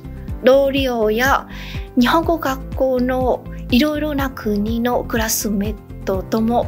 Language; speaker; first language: Japanese; non-native, learner; Vietnamese